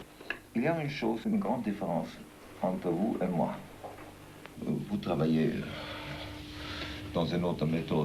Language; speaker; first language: French; non-native, fluent; German